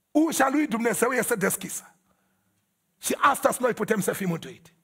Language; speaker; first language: Romanian; non-native, learner; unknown